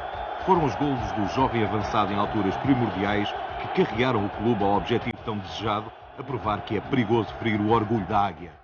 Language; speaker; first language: Portuguese; native; Portuguese